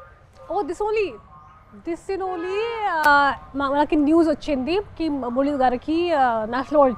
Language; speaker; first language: Telugu; non-native, fluent; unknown